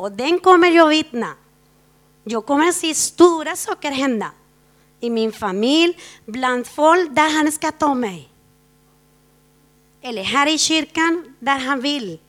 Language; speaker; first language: Swedish; non-native, fluent; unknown